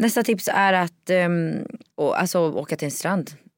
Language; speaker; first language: Swedish; native; Swedish